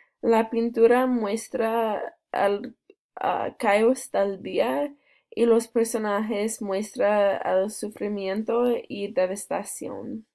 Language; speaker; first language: Spanish; non-native, learner; English